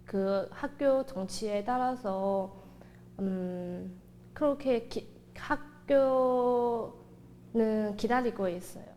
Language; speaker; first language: Korean; non-native, learner; Chinese